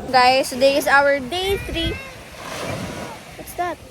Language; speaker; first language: English; non-native, local second language; Filipino